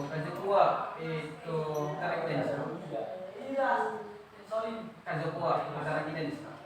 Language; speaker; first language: Japanese; non-native, fluent; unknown